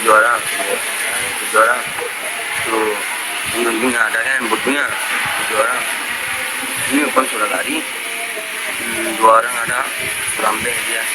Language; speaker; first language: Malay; non-native, learner; Rohingya